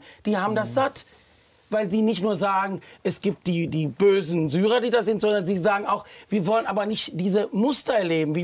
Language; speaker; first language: German; native; German